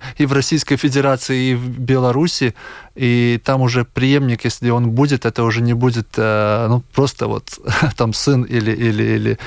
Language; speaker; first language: Russian; non-native, local second language; Latvian